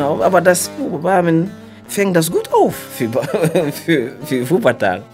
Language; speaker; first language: German; non-native, fluent; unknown